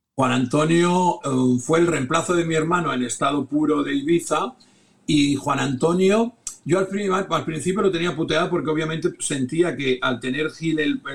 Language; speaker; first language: Spanish; native; Spanish